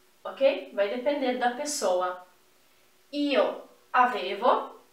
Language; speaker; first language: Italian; non-native, fluent; Portuguese